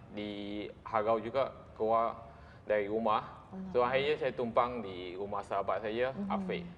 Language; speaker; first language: Malay; non-native, local second language; English